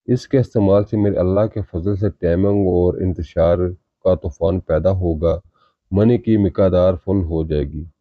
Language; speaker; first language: Urdu; native; Urdu